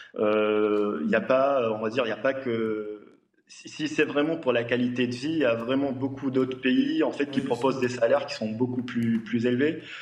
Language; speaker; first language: French; non-native, local second language; Arabic